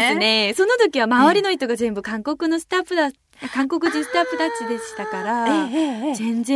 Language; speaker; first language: Japanese; non-native, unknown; Korean